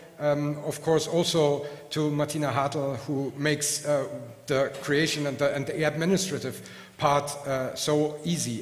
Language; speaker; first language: English; non-native, fluent; German